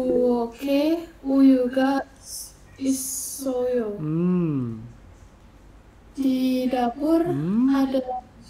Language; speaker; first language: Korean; non-native, learner; Indonesian